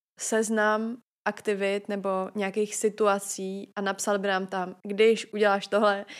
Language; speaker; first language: Czech; native; Czech